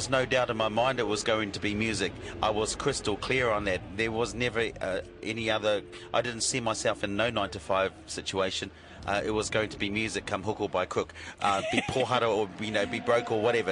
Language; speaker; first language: English; native; English